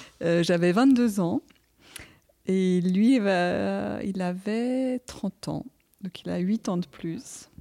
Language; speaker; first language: French; native; French